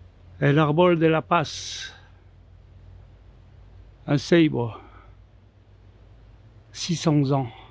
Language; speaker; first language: Spanish; non-native, learner; French